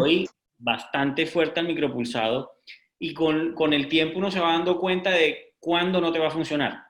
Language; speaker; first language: Spanish; native; Spanish